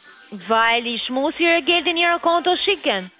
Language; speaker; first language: German; non-native, learner; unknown